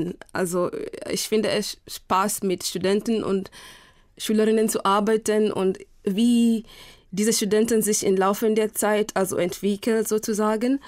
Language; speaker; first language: German; non-native, fluent; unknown